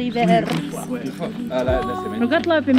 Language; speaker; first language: French; non-native, learner; Indonesian